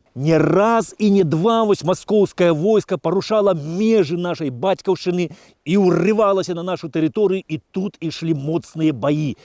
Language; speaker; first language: Belarusian; native; Belarusian